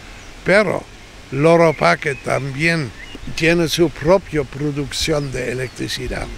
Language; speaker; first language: Spanish; non-native, fluent; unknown